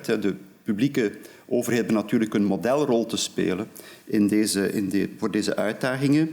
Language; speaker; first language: Dutch; non-native, local second language; French